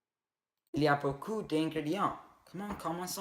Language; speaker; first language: French; non-native, learner; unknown